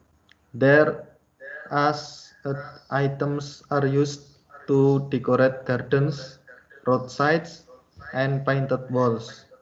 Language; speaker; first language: English; non-native, learner; Indonesian